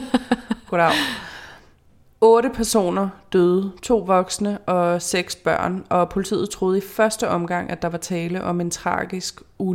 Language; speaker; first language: Danish; native; Danish